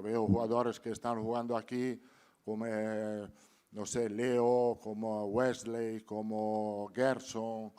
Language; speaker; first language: Spanish; non-native, fluent; Italian